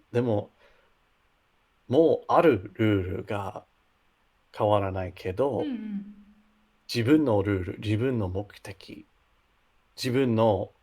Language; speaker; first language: Japanese; non-native, learner; English